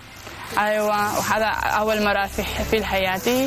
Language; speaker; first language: Arabic; non-native, learner; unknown